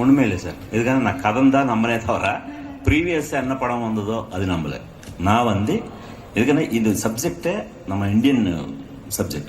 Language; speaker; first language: Tamil; non-native, fluent; Telugu